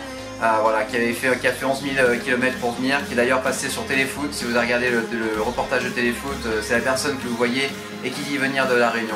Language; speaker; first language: French; native; French